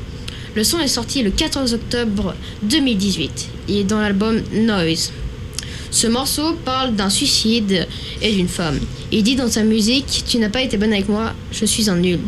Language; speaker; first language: French; native; French